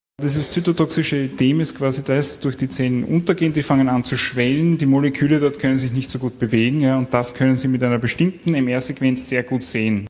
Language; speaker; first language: German; native; German